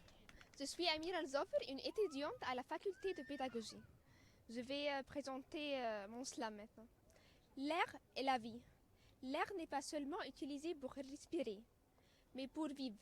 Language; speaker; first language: French; non-native, learner; Arabic